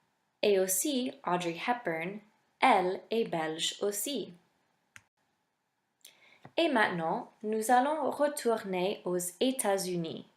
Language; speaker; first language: French; non-native, fluent; English